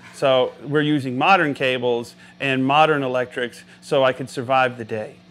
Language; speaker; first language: English; native; English